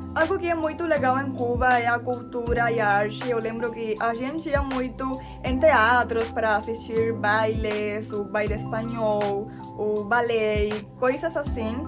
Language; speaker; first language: Portuguese; non-native, fluent; Spanish